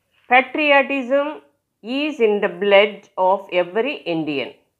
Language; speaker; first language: English; non-native, local second language; Tamil